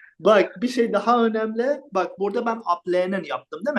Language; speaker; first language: Turkish; non-native, fluent; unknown